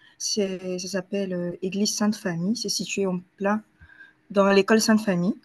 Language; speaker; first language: French; native; French